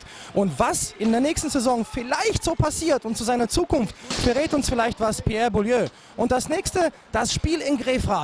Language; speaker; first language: German; native; German